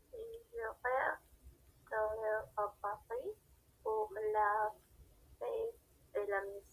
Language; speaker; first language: French; non-native, learner; Spanish